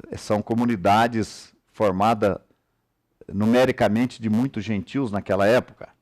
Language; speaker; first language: Portuguese; native; Portuguese